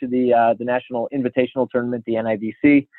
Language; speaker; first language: English; native; English